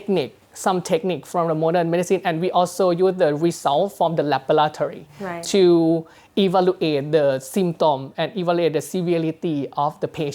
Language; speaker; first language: English; non-native, learner; Thai